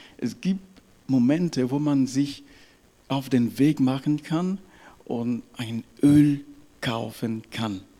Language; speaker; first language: German; non-native, fluent; French